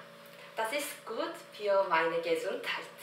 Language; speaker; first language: German; non-native, learner; Korean